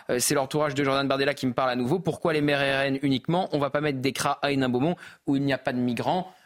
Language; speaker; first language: French; native; French